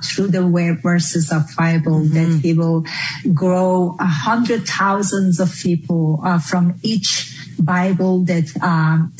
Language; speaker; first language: English; non-native, fluent; Persian